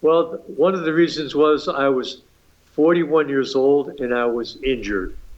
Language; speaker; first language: English; native; English